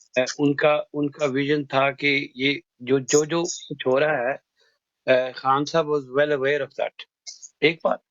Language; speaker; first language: Urdu; native; Urdu